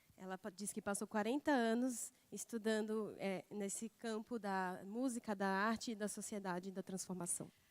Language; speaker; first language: Portuguese; native; Portuguese